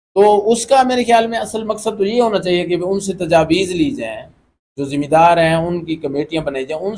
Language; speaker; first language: Urdu; non-native, local second language; Saraiki